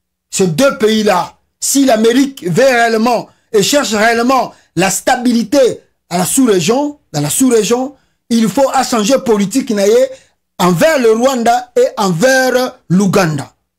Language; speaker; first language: French; non-native, local second language; Lingala